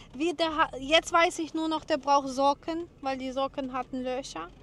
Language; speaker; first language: German; non-native, fluent; Ukrainian